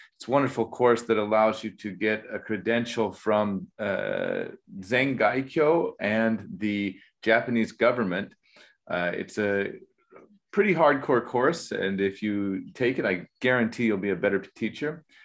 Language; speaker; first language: English; native; English